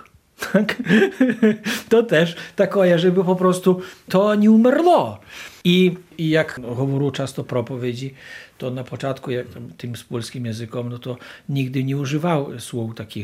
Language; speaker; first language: Polish; non-native, local second language; Ukrainian